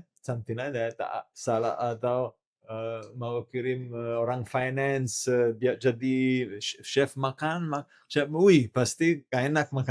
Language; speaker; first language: Indonesian; non-native, learner; Italian